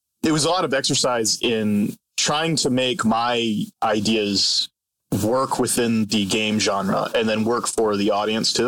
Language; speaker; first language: English; native; English